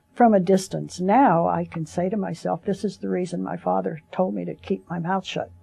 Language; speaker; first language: English; native; English